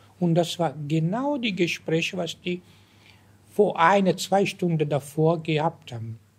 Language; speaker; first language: German; non-native, learner; Italian